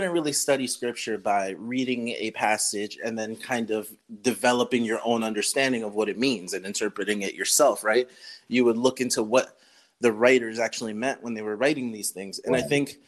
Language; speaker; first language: English; native; English